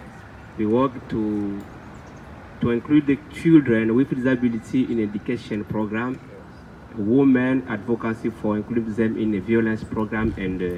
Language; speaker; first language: English; non-native, local second language; French